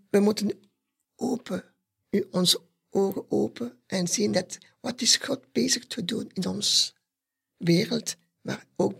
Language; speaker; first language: Dutch; non-native, local second language; French